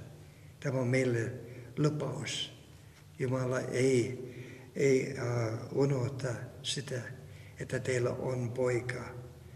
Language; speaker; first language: Finnish; non-native, fluent; Russian